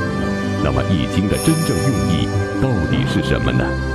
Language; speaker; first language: Chinese; native; Chinese